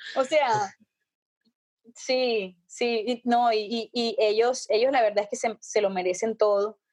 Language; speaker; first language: Spanish; native; Spanish